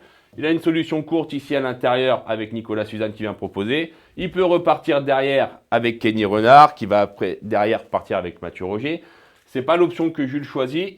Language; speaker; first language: French; native; French